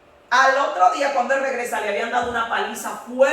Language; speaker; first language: Spanish; native; Spanish